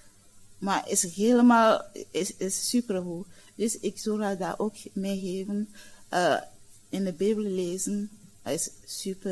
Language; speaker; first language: Dutch; non-native, learner; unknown